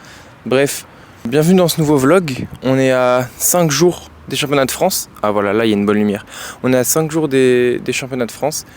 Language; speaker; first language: French; native; French